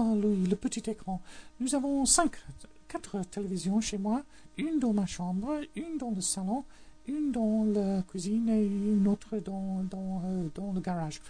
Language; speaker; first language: French; non-native, learner; English